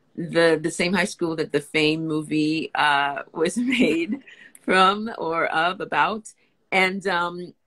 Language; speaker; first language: English; native; English